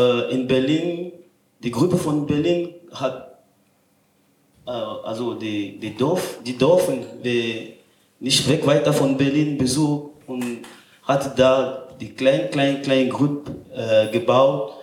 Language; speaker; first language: German; non-native, learner; French